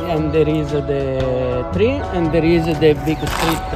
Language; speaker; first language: English; non-native, learner; Italian